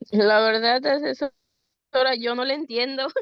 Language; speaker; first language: Spanish; native; Spanish